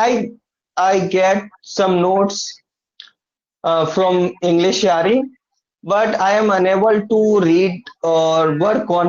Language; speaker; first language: English; non-native, learner; Hindi